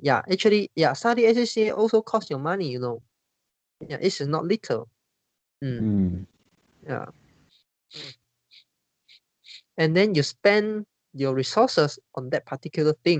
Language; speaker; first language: English; non-native, fluent; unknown